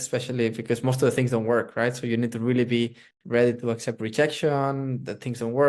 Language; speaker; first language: English; non-native, fluent; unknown